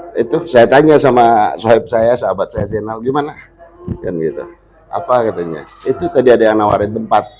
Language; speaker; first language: Indonesian; non-native, local second language; Minangkabau